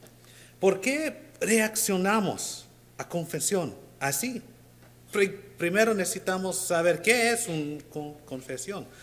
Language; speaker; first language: Spanish; non-native, learner; English